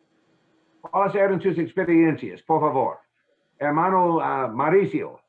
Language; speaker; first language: Spanish; non-native, fluent; English